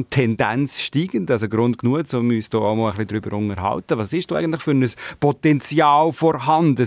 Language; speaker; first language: German; native; German